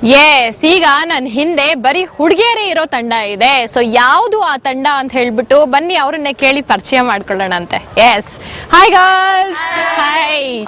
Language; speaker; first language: Kannada; native; Kannada